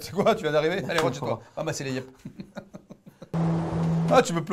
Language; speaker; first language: French; native; French